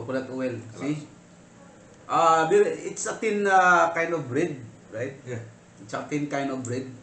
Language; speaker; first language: English; non-native, learner; Filipino